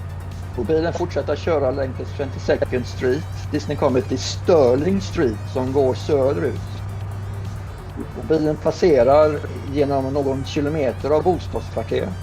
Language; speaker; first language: Swedish; native; Swedish